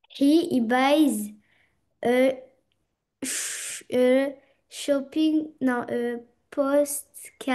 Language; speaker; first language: English; non-native, learner; French